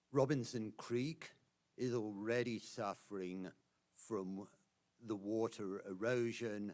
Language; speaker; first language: English; native; English